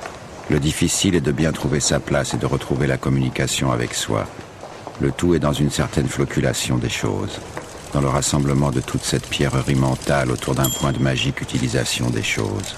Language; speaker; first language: French; native; French